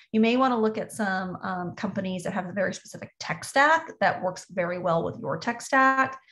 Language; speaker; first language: English; native; English